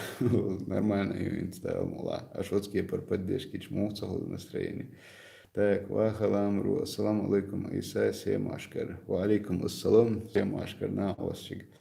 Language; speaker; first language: Russian; non-native, local second language; Chechen